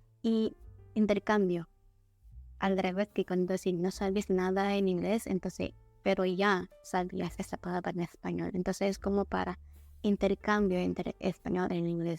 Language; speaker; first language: Spanish; non-native, learner; Indonesian